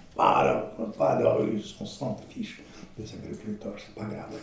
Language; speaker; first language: French; non-native, fluent; Ukrainian